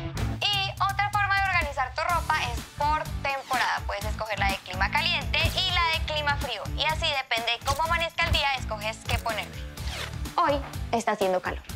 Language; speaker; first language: Spanish; native; Spanish